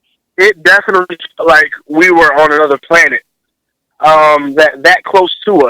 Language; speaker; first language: English; native; English